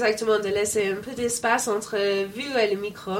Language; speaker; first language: French; non-native, fluent; English